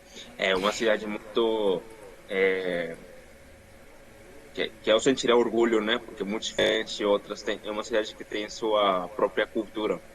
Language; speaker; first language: Portuguese; non-native, fluent; Spanish